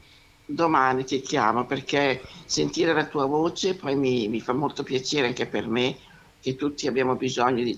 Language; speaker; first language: Italian; native; Italian